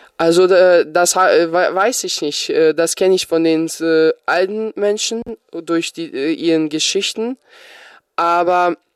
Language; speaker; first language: German; non-native, fluent; Bosnian